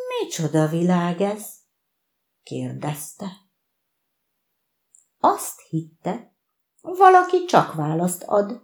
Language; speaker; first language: Hungarian; native; Hungarian